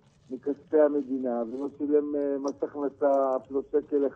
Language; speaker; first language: Hebrew; native; Hebrew